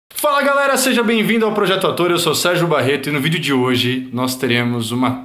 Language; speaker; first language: Portuguese; native; Portuguese